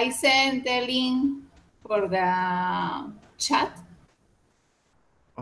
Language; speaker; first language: English; non-native, learner; Spanish